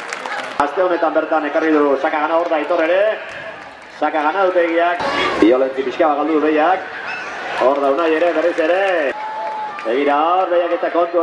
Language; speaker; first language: Basque; native; Basque